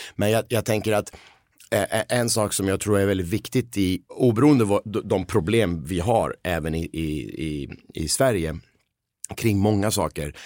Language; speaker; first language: Swedish; early bilingual, other home language; Persian